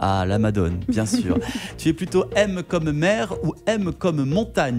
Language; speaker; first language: French; native; French